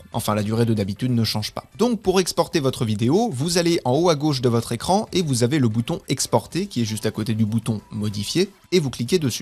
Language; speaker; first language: French; native; French